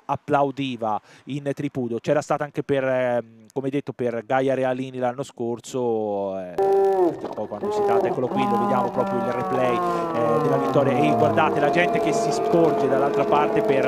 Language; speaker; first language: Italian; native; Italian